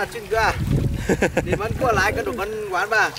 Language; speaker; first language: Chinese; non-native, learner; Vietnamese